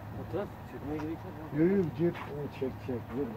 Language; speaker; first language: Turkish; native; Turkish